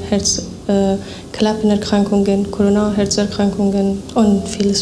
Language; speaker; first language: German; non-native, fluent; Persian